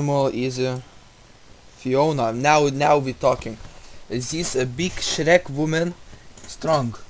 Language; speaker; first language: English; non-native, learner; Russian